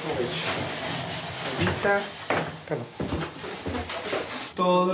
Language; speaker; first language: Spanish; non-native, fluent; French